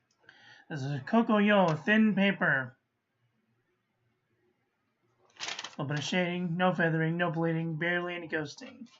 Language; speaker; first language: English; native; English